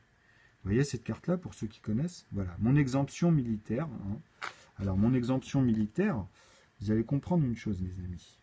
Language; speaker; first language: French; native; French